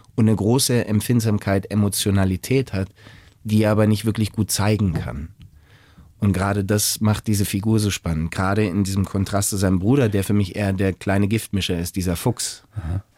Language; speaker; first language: German; native; German